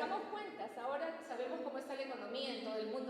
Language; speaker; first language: Spanish; native; Spanish